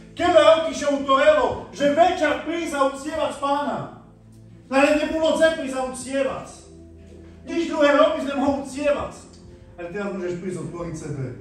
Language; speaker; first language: Slovak; non-native, local second language; Romany